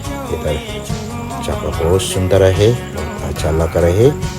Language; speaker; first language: Hindi; non-native, learner; Tibetan